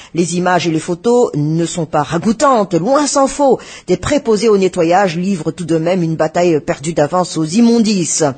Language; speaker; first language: French; non-native, local second language; Malagasy